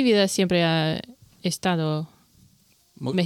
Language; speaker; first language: Spanish; non-native, learner; English